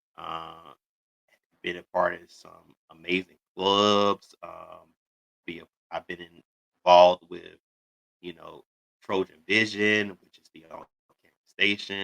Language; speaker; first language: English; native; English